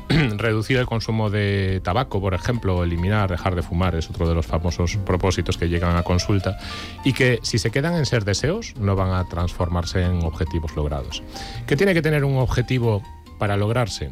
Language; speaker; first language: Spanish; native; Spanish